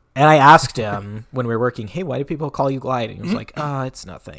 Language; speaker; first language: English; native; English